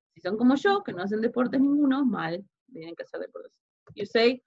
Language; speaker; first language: Spanish; native; Spanish